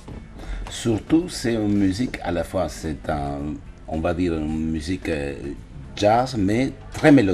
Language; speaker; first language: French; non-native, fluent; Spanish